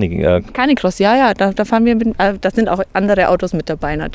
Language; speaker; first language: German; native; German